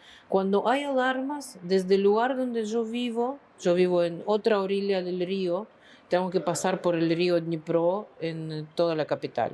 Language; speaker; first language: Spanish; non-native, fluent; Ukrainian